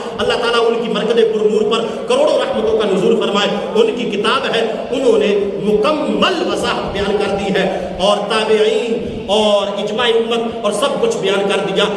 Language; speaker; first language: Urdu; non-native, local second language; Punjabi